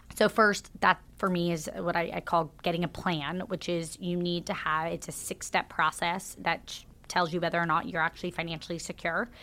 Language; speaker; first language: English; native; English